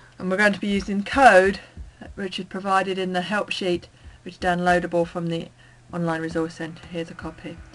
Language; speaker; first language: English; native; English